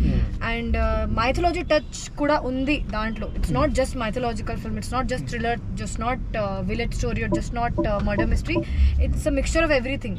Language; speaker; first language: Telugu; non-native, fluent; Hindi